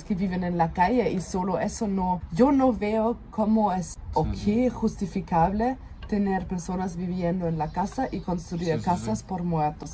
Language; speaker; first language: Spanish; non-native, fluent; German